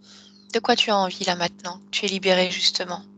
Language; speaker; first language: French; native; French